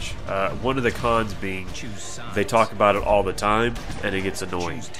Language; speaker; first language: English; native; English